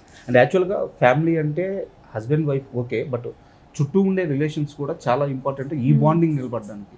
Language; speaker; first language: Telugu; native; Telugu